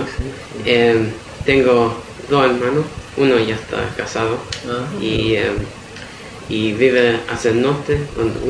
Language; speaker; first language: Spanish; early bilingual, heritage; Spanish